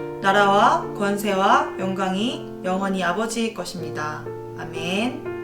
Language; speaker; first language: Korean; native; Korean